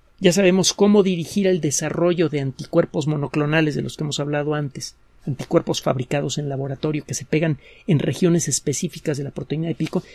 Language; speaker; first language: Spanish; native; Spanish